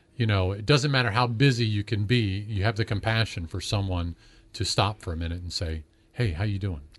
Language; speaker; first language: English; native; English